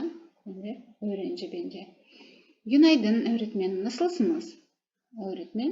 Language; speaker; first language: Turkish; non-native, fluent; Kazakh